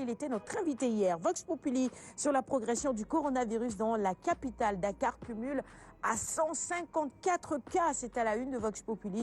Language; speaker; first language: French; non-native, local second language; Wolof